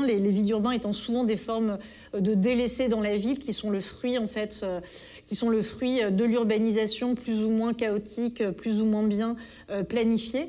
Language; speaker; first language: French; native; French